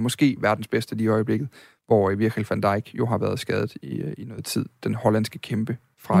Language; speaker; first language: Danish; native; Danish